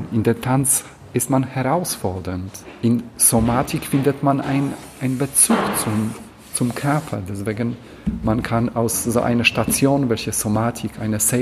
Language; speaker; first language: German; non-native, fluent; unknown